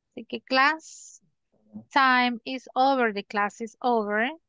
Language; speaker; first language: Spanish; native; Spanish